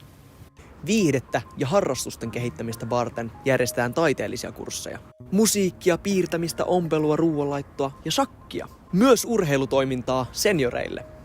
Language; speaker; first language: Finnish; native; Finnish